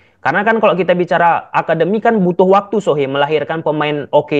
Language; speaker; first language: Indonesian; native; Indonesian